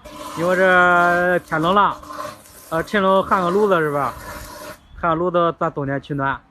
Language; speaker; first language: Chinese; native; Chinese